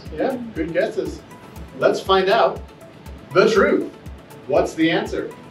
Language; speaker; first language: English; native; English